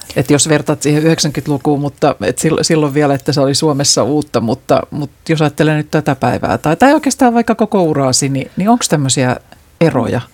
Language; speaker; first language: Finnish; native; Finnish